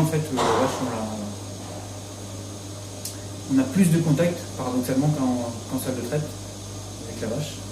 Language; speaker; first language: French; native; French